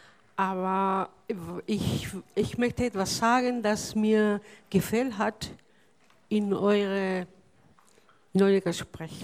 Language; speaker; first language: German; non-native, fluent; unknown